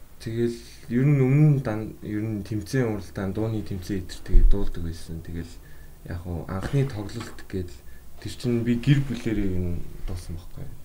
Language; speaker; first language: Mongolian; early bilingual, heritage; Mongolian